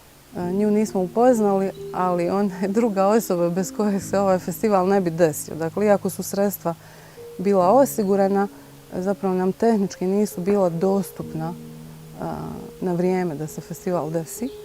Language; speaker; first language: Bosnian; native; Bosnian